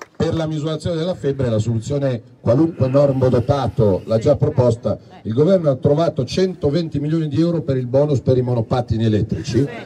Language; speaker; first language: Italian; native; Italian